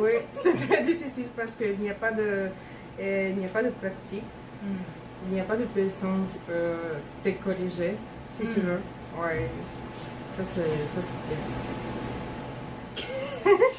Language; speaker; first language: French; non-native, learner; Russian